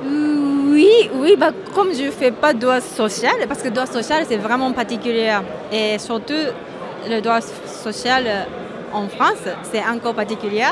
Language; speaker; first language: French; non-native, fluent; Japanese